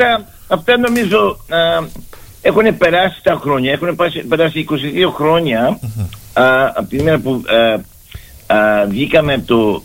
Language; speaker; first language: Greek; early bilingual, heritage; Greek